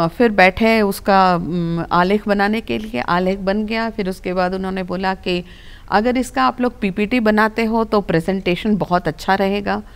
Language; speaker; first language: Hindi; non-native, local second language; Telugu